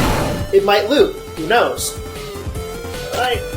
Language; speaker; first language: English; native; English